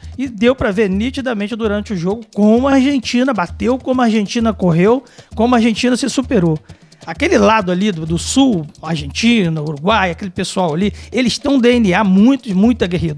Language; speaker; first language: Portuguese; native; Portuguese